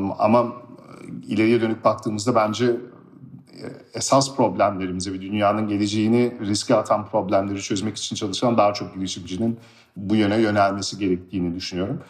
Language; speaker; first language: Turkish; early bilingual, heritage; Turkish